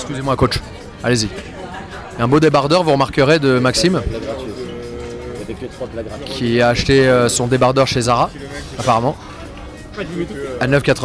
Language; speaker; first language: French; native; French